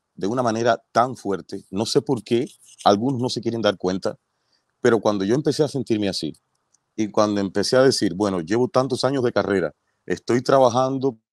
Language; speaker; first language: Spanish; native; Spanish